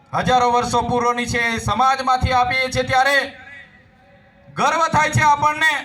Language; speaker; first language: Gujarati; non-native, local second language; Vasavi